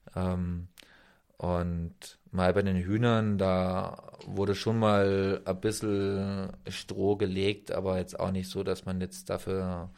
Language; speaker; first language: German; native; German